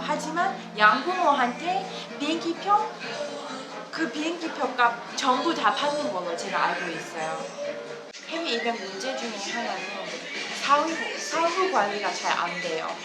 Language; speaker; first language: Korean; non-native, fluent; English